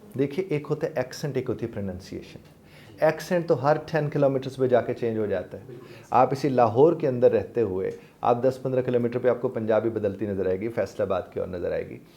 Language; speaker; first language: Urdu; native; Urdu